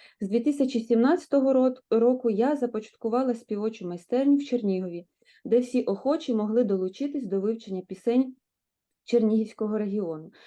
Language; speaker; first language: Ukrainian; native; Ukrainian